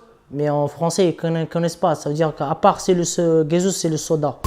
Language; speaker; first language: French; non-native, local second language; Arabic